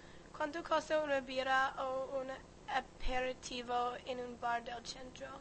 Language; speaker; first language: Italian; non-native, learner; English